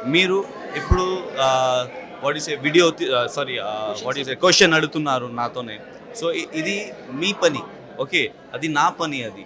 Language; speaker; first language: Telugu; non-native, learner; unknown